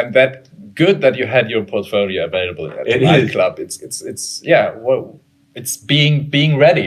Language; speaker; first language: English; non-native, fluent; German